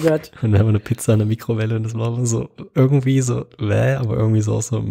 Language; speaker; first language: German; native; German